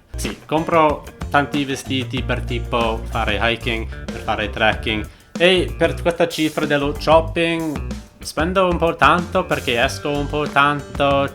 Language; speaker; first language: Italian; non-native, fluent; English